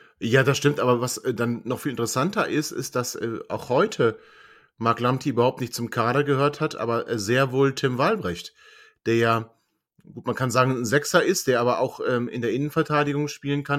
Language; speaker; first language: German; native; German